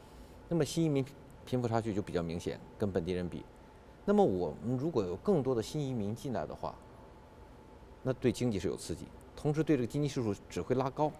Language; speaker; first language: Chinese; native; Chinese